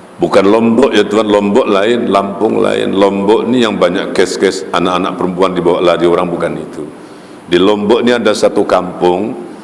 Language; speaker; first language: Malay; native; Malay